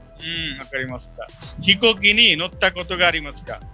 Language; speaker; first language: Japanese; non-native, fluent; Bangla